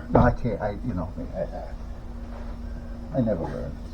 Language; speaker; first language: English; native; English